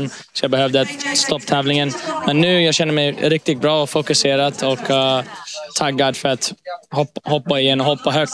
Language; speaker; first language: Swedish; early bilingual, heritage; English